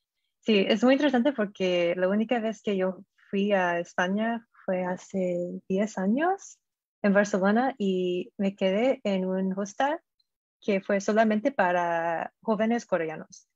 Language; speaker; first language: Spanish; non-native, fluent; English